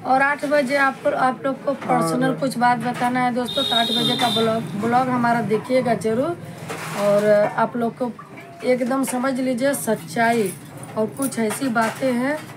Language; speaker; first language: Hindi; native; Hindi